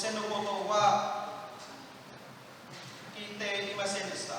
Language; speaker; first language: Japanese; non-native, learner; Vietnamese